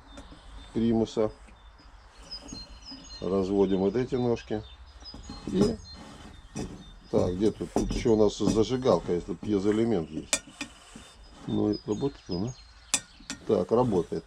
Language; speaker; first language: Russian; native; Russian